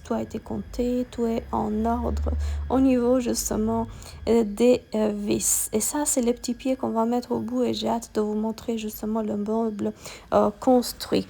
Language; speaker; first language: French; non-native, fluent; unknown